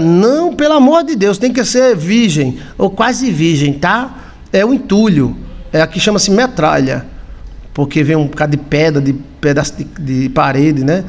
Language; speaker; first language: Portuguese; native; Portuguese